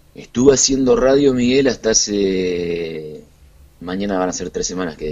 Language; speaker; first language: Spanish; native; Spanish